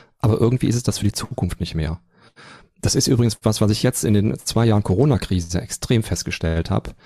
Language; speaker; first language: German; native; German